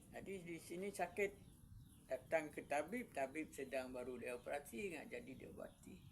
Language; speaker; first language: Malay; non-native, local second language; Achinese